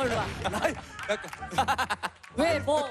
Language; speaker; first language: Korean; native; Korean